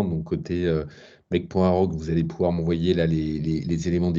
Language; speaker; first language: French; native; French